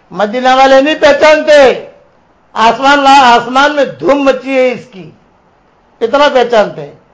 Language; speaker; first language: Urdu; non-native, local second language; Gujarati